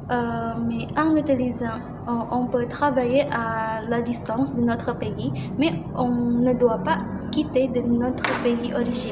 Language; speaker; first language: French; non-native, learner; Indonesian